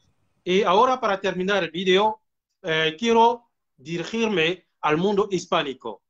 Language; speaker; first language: Spanish; non-native, fluent; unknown